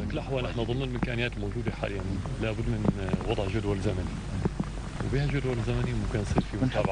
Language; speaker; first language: Arabic; native; Arabic